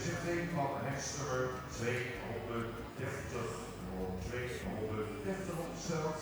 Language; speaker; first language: Dutch; native; Dutch